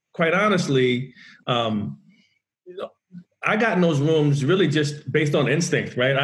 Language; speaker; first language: English; native; English